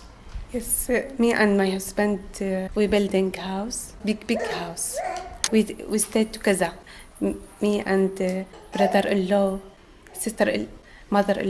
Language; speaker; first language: English; non-native, learner; Arabic